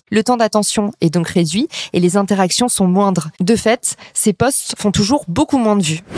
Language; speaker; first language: French; native; French